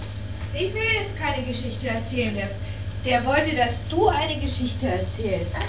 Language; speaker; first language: German; native; German